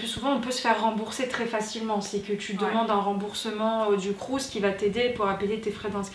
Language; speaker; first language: French; native; French